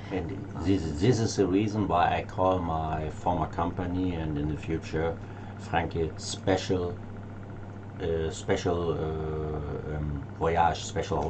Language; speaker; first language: English; non-native, learner; German